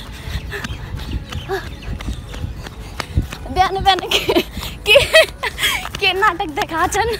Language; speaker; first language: Nepali; early bilingual, heritage; Hindi